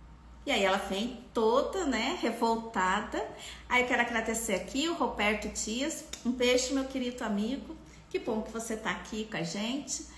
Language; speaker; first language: Portuguese; native; Portuguese